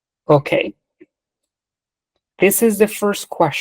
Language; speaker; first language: English; non-native, fluent; Spanish